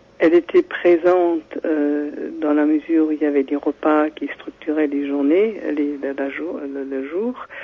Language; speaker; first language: French; non-native, fluent; German